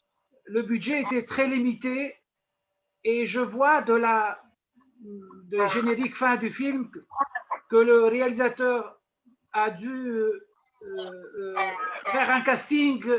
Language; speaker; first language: French; non-native, local second language; Arabic